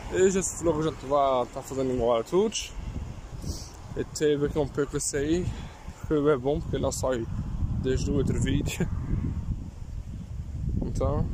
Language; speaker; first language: Portuguese; early bilingual, heritage; Portuguese